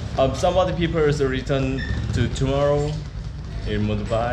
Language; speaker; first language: English; non-native, learner; Korean